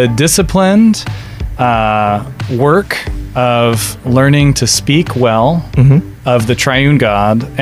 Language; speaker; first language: English; native; English